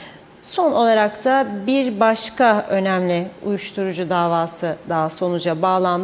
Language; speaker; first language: Turkish; native; Turkish